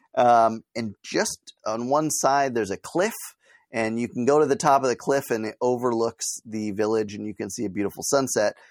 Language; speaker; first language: English; native; English